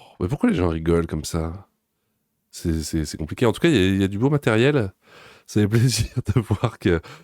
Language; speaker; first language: French; native; French